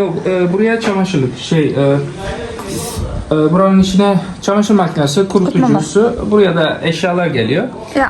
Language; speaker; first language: Turkish; early bilingual, heritage; Turkish